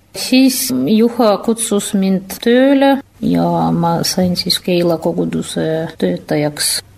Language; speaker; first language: Estonian; non-native, fluent; Russian